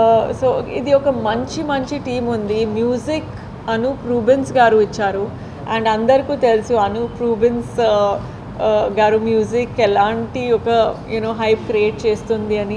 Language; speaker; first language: Telugu; non-native, local second language; Tamil